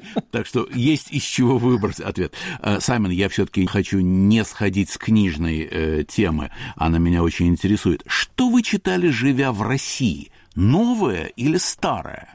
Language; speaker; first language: Russian; native; Russian